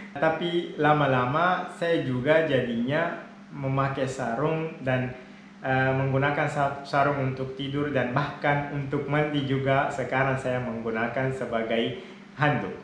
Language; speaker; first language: Indonesian; non-native, fluent; Arabic